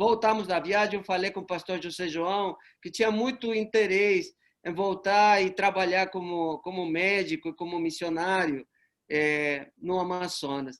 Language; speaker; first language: Portuguese; non-native, fluent; Spanish